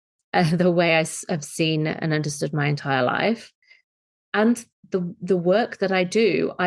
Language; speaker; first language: English; native; English